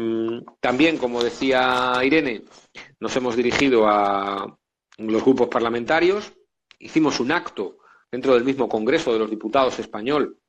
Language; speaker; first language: Spanish; native; Spanish